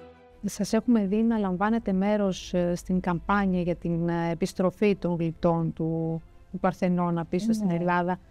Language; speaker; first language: Greek; native; Greek